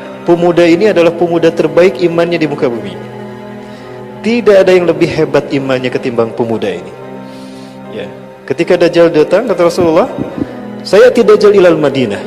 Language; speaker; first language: Indonesian; non-native, local second language; Sundanese